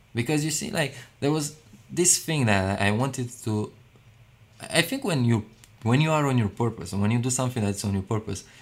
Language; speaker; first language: English; non-native, fluent; Romanian